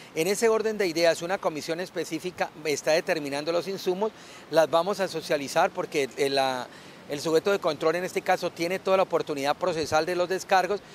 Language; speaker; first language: Spanish; native; Spanish